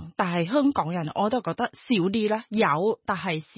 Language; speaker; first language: Cantonese; non-native, fluent; Thai